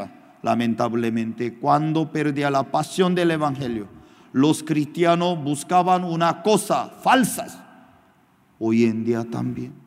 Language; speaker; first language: Spanish; non-native, fluent; Korean